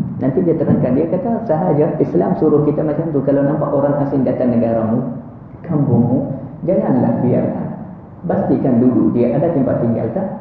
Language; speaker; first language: Malay; non-native, fluent; Arabic